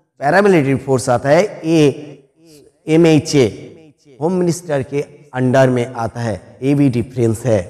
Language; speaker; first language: Hindi; non-native, local second language; Bangla